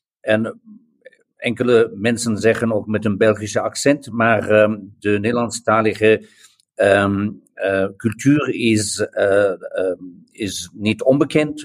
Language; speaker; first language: Dutch; non-native, learner; German